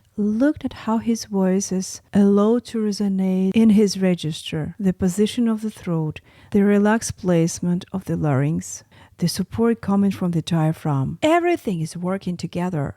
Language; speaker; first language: English; non-native, fluent; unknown